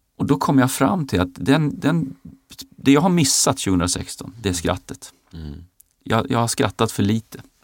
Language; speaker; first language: Swedish; native; Swedish